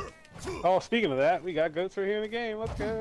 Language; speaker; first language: English; native; English